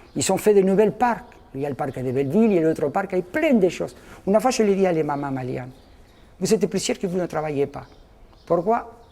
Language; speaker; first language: French; non-native, fluent; Spanish